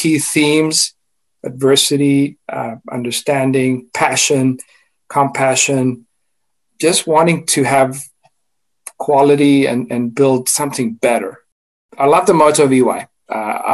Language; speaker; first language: English; non-native, fluent; Greek